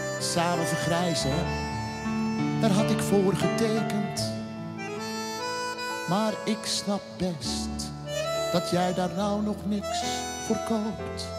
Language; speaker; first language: Dutch; native; Dutch